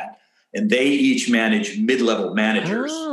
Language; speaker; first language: English; early bilingual, other home language; Spanish